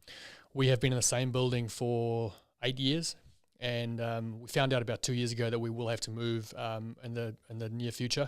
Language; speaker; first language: English; native; English